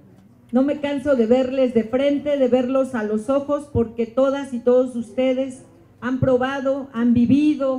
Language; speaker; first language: Spanish; native; Spanish